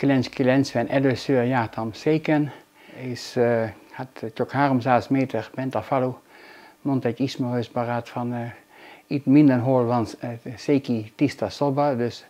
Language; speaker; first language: Hungarian; non-native, learner; Dutch